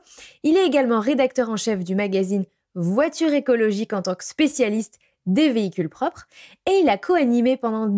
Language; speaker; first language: French; native; French